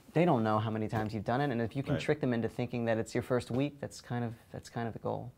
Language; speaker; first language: English; native; English